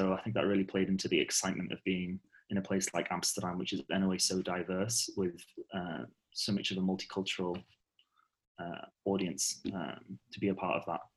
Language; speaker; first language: English; native; English